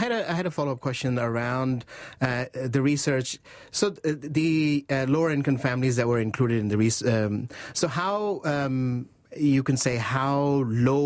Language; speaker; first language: English; non-native, local second language; Urdu